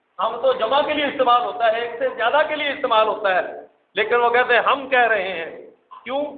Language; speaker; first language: Urdu; non-native, local second language; Punjabi